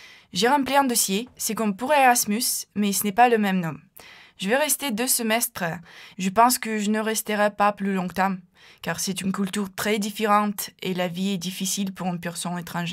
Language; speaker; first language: French; non-native, fluent; Ukrainian